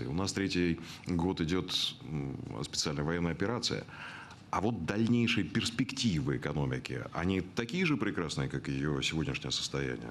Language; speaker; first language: Russian; native; Russian